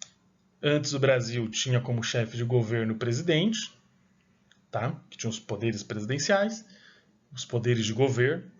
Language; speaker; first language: Portuguese; native; Portuguese